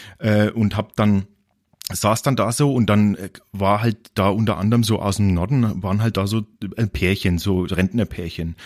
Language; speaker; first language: German; native; German